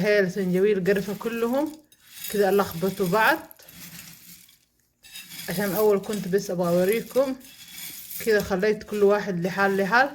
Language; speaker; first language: Arabic; non-native, learner; Somali